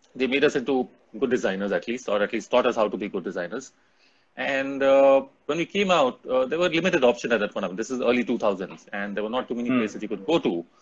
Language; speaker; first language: English; non-native, local second language; Hindi